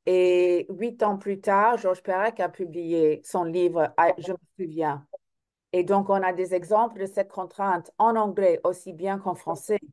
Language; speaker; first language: French; non-native, fluent; English